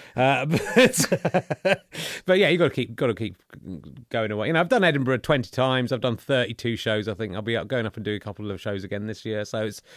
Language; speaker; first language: English; native; English